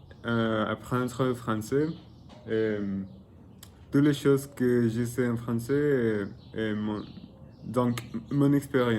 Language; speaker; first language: French; non-native, learner; Spanish